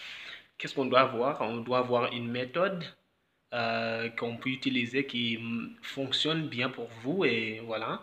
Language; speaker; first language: French; non-native, fluent; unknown